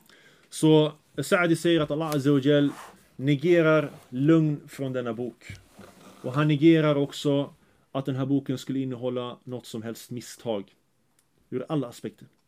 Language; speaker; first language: Swedish; early bilingual, other home language; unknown